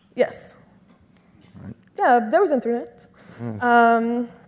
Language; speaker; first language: English; non-native, fluent; Arabic